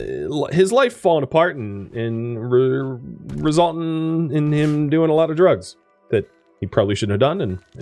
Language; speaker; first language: English; native; English